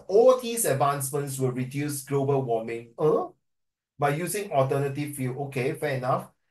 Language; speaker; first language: English; non-native, local second language; Chinese